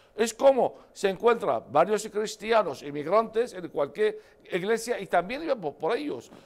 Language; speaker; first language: Spanish; non-native, fluent; Arabic